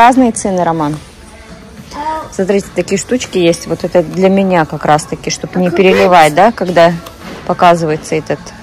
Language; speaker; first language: Russian; native; Russian